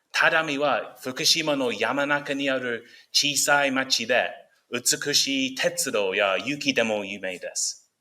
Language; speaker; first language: Japanese; non-native, fluent; English